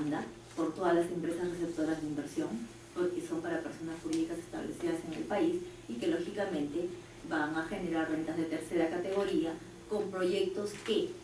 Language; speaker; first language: Spanish; native; Spanish